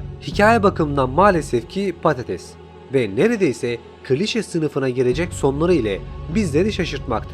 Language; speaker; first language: Turkish; native; Turkish